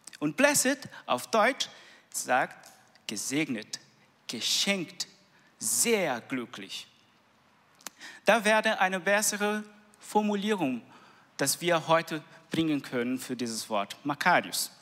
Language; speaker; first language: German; non-native, learner; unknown